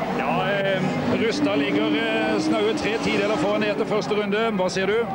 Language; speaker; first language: Norwegian; native; Norwegian